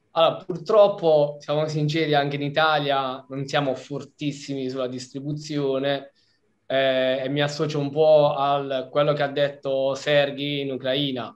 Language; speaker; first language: Italian; native; Italian